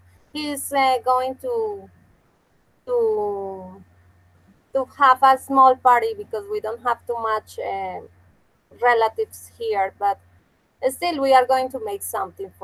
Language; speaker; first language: English; non-native, fluent; Spanish